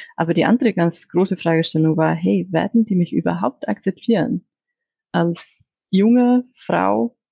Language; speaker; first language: German; non-native, fluent; Icelandic